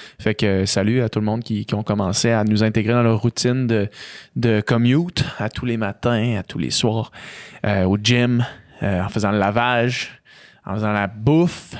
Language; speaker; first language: French; native; French